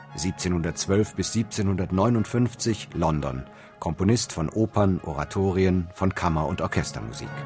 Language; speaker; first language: German; native; German